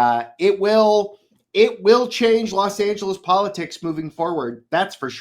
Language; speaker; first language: English; native; English